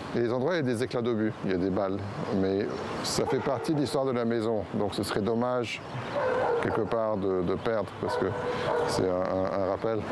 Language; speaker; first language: French; non-native, local second language; Arabic